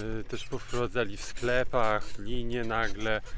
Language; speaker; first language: Polish; native; Polish